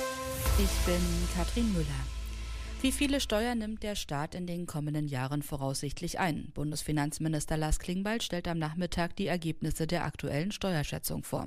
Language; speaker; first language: German; native; German